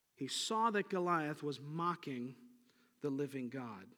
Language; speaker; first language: English; native; English